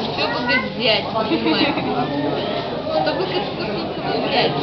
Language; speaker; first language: Russian; native; Russian